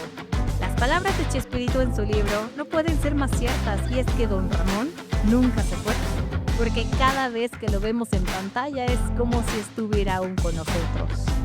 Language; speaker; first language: Spanish; native; Spanish